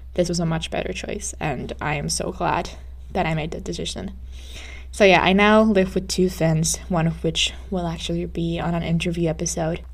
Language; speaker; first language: English; non-native, fluent; Finnish